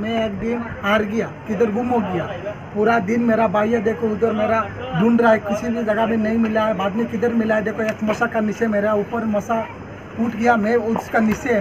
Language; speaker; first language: Hindi; non-native, local second language; Bangla